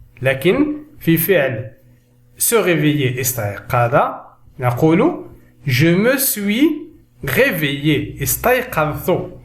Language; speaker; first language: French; non-native, local second language; Arabic